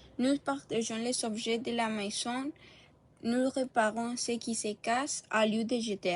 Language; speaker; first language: French; non-native, learner; Spanish